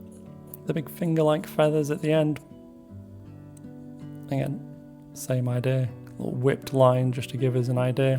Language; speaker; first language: English; native; English